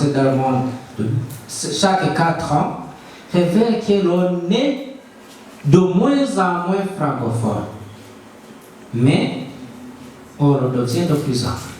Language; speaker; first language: French; non-native, local second language; Rundi